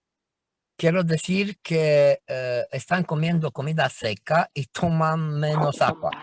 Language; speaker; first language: Spanish; non-native, fluent; Romanian